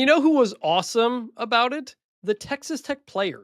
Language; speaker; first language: English; native; English